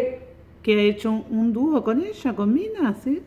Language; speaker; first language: Italian; non-native, learner; Spanish